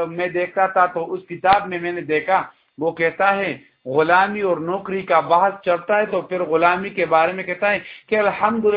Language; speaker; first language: Urdu; non-native, local second language; Pashto